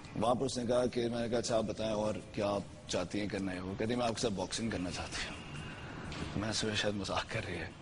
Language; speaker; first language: Urdu; native; Urdu